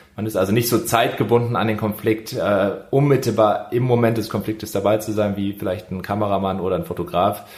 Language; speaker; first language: German; native; German